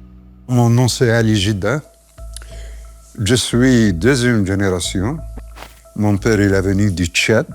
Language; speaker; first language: French; non-native, fluent; Arabic